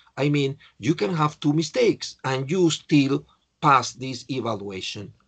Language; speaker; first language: English; non-native, fluent; Spanish